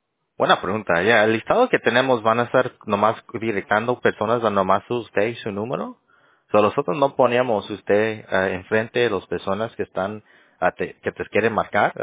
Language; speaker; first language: Spanish; early bilingual, heritage; Spanish